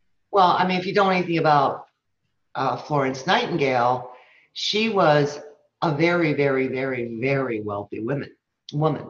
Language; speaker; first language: English; early bilingual, other home language; Spanish